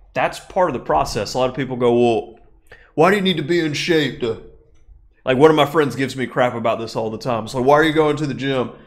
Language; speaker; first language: English; native; English